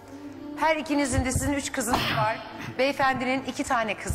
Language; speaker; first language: Turkish; native; Turkish